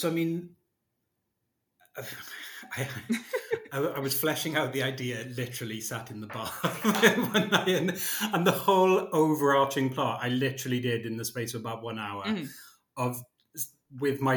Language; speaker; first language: English; native; English